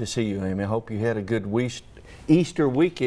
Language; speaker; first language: English; native; English